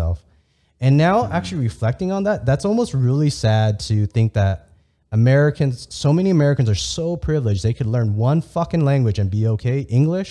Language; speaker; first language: English; early bilingual, other home language; Vietnamese